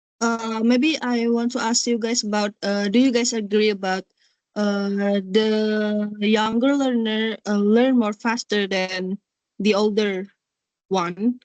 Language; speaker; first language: English; non-native, learner; Indonesian